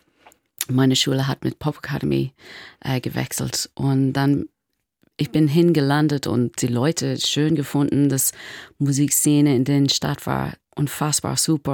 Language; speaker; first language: German; non-native, learner; English